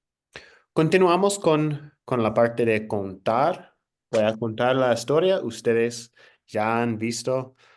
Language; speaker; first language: Spanish; non-native, fluent; English